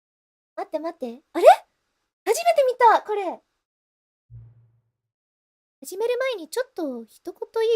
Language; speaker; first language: Japanese; non-native, fluent; English